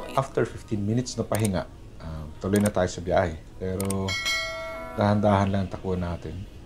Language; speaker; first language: Filipino; non-native, local second language; Cebuano